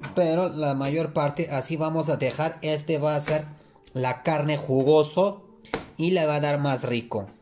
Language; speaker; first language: Spanish; non-native, learner; Turkish